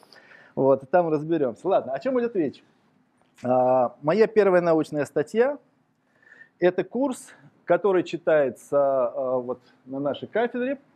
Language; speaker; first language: Russian; native; Russian